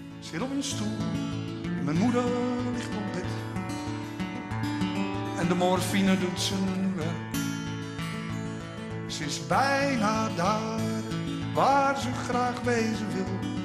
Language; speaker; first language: Dutch; native; Dutch